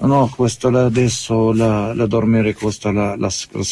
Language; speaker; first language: Italian; non-native, learner; Arabic